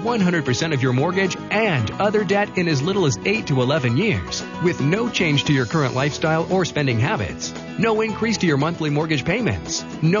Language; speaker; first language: English; native; English